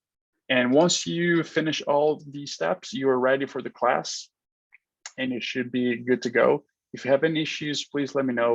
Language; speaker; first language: English; non-native, fluent; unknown